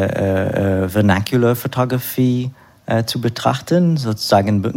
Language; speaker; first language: German; non-native, fluent; Hebrew